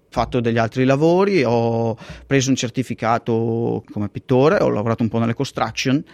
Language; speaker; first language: Italian; native; Italian